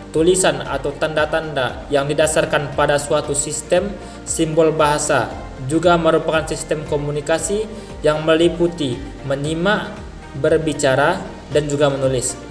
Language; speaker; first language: Indonesian; non-native, local second language; Minangkabau